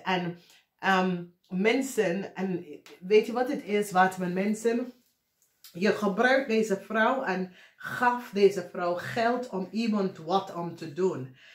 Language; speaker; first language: Dutch; non-native, learner; English